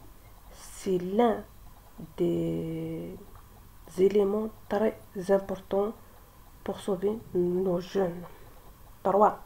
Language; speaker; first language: French; non-native, local second language; Kabyle